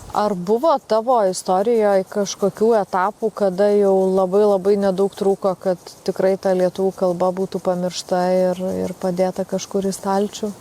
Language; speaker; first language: Lithuanian; native; Lithuanian